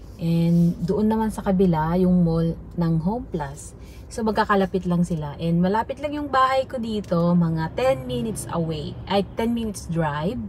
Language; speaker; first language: Filipino; native; Filipino